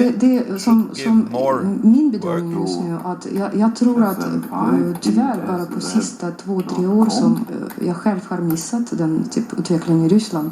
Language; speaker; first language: Swedish; non-native, fluent; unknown